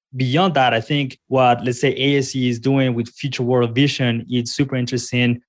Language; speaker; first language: English; non-native, fluent; Spanish